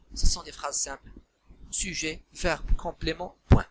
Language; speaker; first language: French; non-native, local second language; Arabic